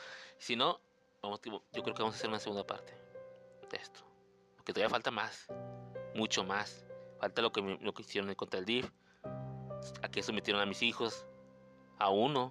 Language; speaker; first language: Spanish; native; Spanish